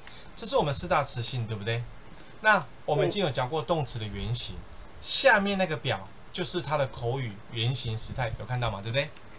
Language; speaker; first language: Chinese; native; Chinese